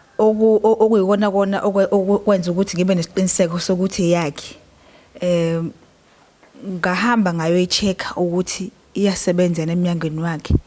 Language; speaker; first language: Zulu; native; Zulu